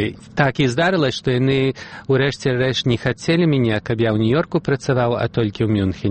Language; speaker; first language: Belarusian; early bilingual, heritage; Belarusian